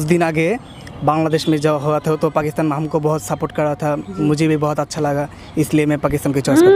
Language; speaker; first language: Hindi; non-native, fluent; Bangla